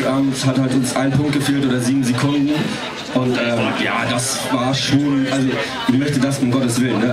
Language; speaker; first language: German; native; German